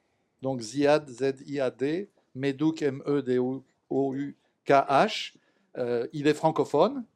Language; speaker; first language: French; native; French